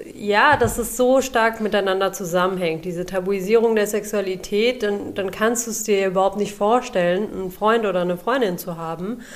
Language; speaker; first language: German; early bilingual, other home language; Urdu